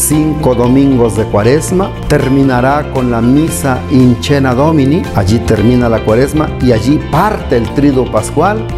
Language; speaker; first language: Spanish; native; Spanish